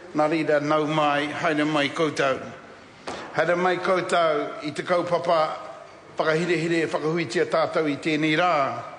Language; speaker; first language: Māori; non-native, local second language; English